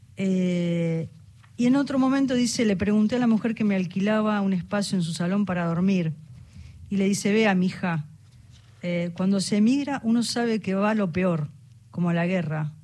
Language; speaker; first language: Spanish; native; Spanish